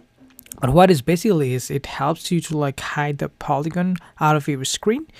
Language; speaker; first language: English; non-native, fluent; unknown